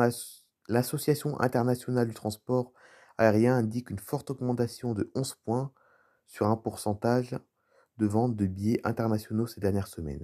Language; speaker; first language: French; native; French